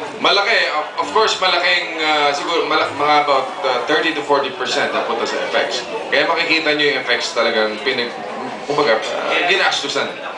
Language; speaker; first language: Filipino; native; Filipino